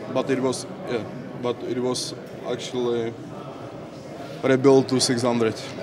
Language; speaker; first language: English; non-native, fluent; Czech